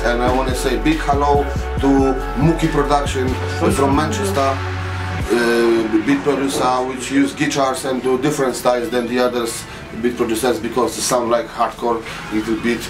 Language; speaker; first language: English; non-native, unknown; Polish